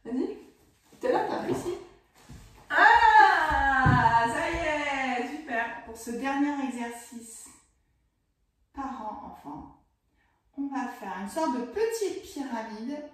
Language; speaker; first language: French; native; French